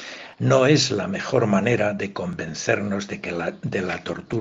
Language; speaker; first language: Spanish; native; Spanish